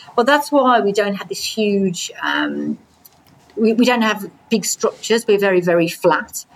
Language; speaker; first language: English; native; English